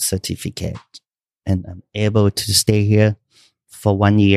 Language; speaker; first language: English; non-native, learner; Thai